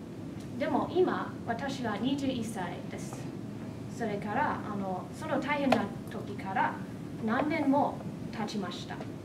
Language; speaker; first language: Japanese; non-native, fluent; English